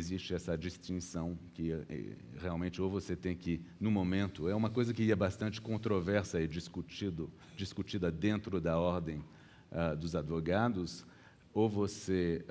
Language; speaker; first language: Portuguese; early bilingual, heritage; Portuguese